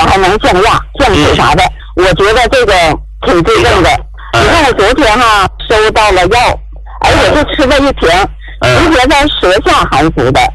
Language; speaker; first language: Chinese; native; Chinese